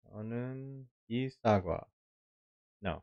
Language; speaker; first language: Korean; non-native, learner; English